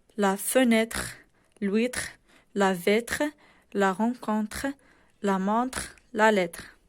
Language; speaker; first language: French; non-native, local second language; Arabic